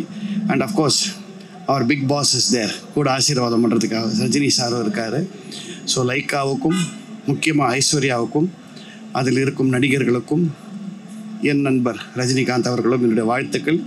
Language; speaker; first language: Tamil; native; Tamil